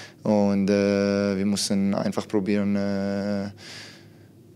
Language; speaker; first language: German; non-native, fluent; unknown